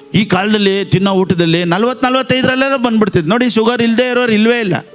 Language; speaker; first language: Kannada; native; Kannada